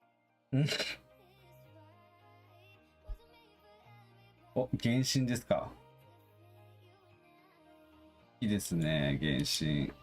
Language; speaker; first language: Japanese; native; Japanese